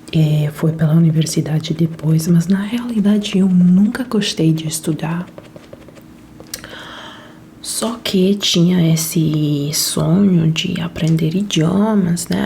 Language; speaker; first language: Portuguese; non-native, fluent; Italian